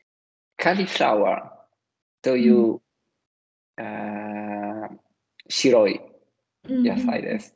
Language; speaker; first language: Japanese; non-native, learner; Italian